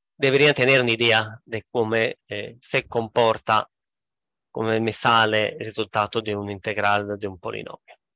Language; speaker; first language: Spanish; non-native, fluent; Italian